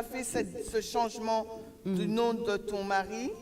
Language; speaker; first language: French; native; French